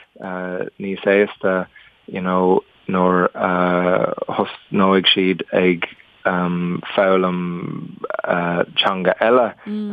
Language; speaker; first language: Irish; non-native, learner; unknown